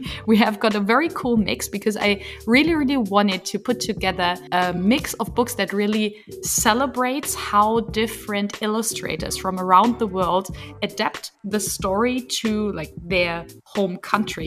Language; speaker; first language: English; non-native, fluent; German